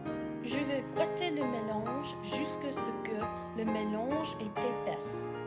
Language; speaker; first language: French; non-native, learner; English